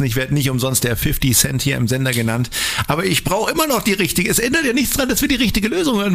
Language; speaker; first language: German; native; German